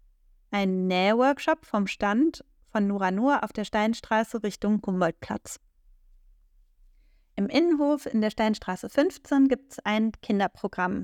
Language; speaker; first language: German; native; German